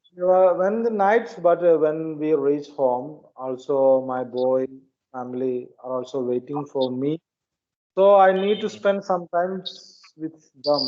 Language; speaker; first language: English; non-native, learner; Malayalam